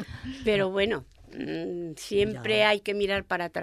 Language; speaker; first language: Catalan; non-native, learner; Spanish